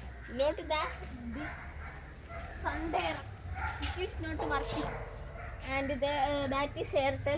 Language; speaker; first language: English; non-native, learner; Malayalam